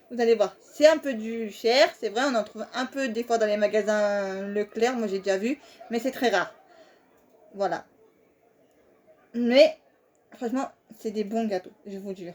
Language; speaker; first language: French; native; French